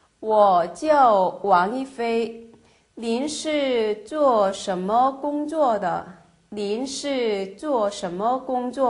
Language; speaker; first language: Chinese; non-native, fluent; Korean